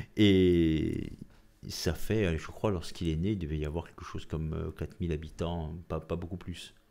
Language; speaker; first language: French; native; French